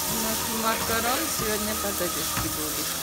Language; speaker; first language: Russian; non-native, learner; Tajik